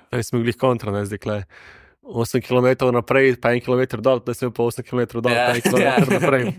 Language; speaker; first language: Slovenian; native; Slovenian